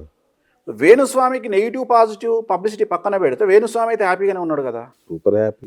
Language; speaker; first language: Telugu; native; Telugu